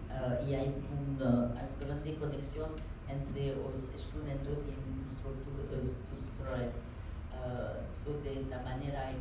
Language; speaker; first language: Spanish; non-native, learner; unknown